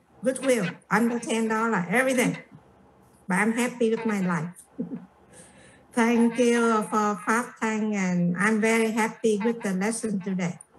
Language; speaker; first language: English; non-native, fluent; Vietnamese